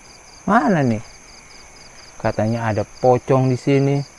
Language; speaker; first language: Malay; native; Malay